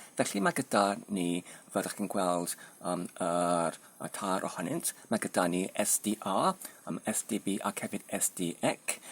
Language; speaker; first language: Welsh; non-native, learner; Polish